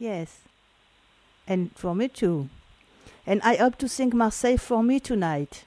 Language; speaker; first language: English; non-native, learner; French